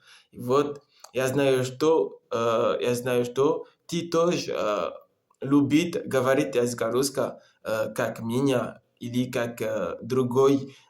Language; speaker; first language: Russian; non-native, learner; Comorian